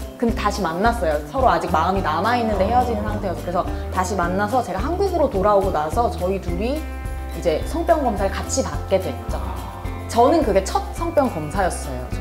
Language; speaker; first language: Korean; native; Korean